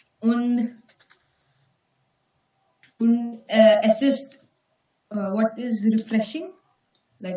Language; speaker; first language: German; non-native, learner; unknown